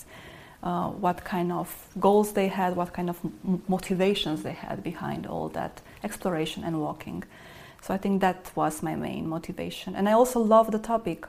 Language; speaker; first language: English; non-native, fluent; Romanian